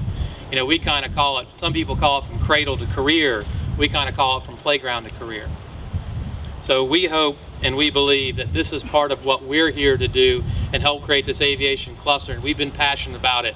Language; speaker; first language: English; native; English